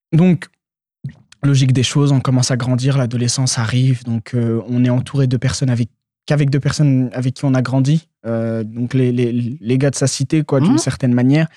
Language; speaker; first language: French; early bilingual, other home language; Arabic